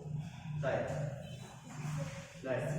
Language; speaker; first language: Vietnamese; non-native, learner; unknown